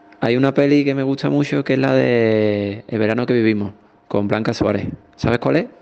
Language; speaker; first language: Spanish; native; Spanish